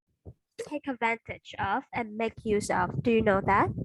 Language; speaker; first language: English; non-native, fluent; Vietnamese